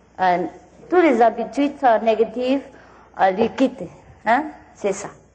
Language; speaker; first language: French; non-native, learner; Vietnamese